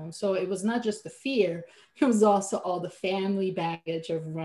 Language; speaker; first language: English; non-native, fluent; Slovenian